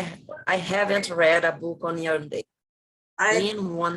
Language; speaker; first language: English; non-native, learner; Portuguese